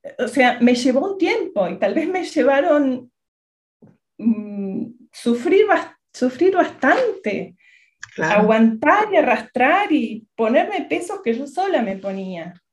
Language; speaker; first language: Spanish; native; Spanish